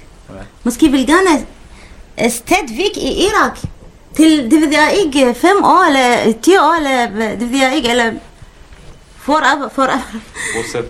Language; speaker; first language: Danish; non-native, learner; Arabic